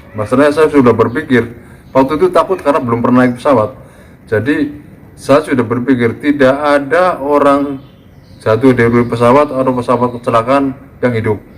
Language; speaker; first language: Indonesian; native; Indonesian